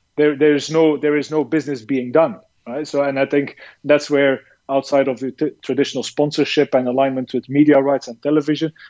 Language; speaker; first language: English; non-native, fluent; Dutch